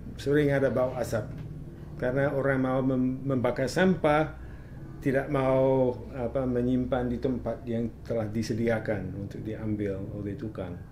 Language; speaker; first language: Indonesian; non-native, fluent; English